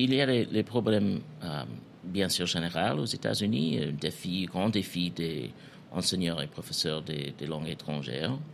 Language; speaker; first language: French; non-native, fluent; English